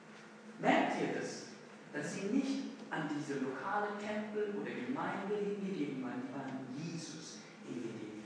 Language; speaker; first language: German; non-native, fluent; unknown